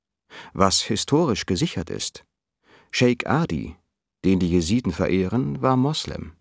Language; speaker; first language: German; native; German